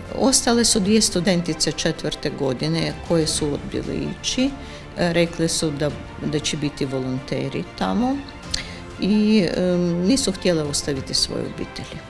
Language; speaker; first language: Croatian; non-native, fluent; Ukrainian